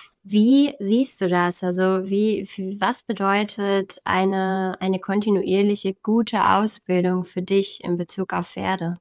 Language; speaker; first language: German; native; German